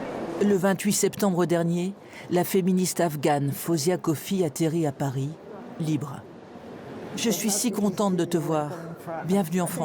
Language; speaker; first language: French; native; French